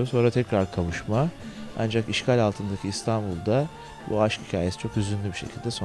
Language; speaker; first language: Turkish; native; Turkish